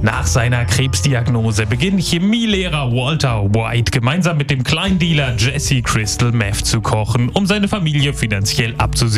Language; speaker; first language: German; native; German